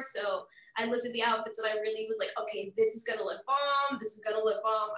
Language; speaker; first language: English; native; English